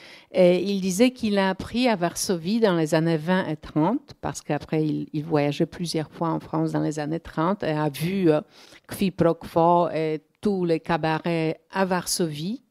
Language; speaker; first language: French; non-native, fluent; Polish